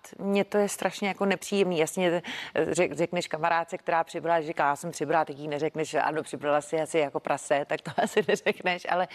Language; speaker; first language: Czech; native; Czech